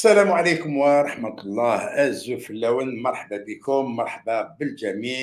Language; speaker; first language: Arabic; native; Arabic